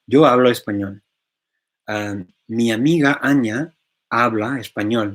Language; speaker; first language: Spanish; non-native, fluent; English